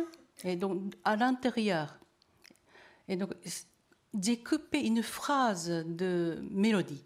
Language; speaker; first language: French; non-native, learner; Japanese